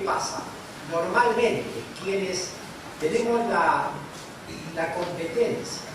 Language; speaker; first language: Spanish; native; Spanish